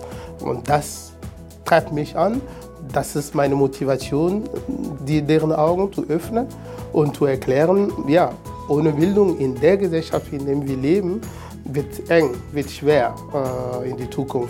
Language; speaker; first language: German; non-native, fluent; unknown